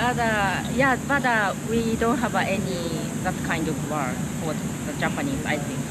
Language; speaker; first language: English; non-native, learner; Japanese